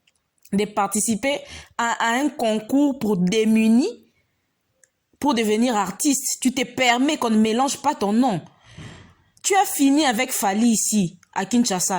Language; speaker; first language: French; non-native, local second language; Lingala